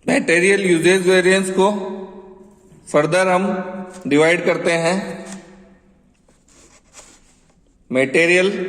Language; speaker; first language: Hindi; native; Hindi